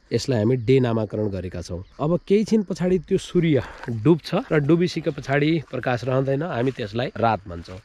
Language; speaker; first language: Nepali; non-native, local second language; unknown